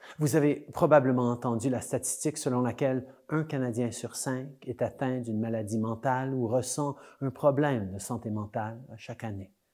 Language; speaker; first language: French; native; French